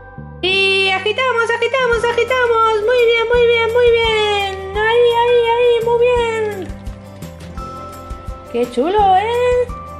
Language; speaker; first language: Spanish; native; Spanish